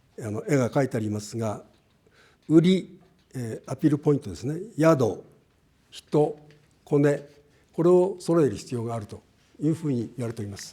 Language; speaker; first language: Japanese; native; Japanese